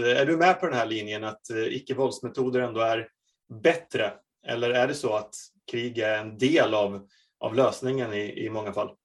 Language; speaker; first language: Swedish; native; Swedish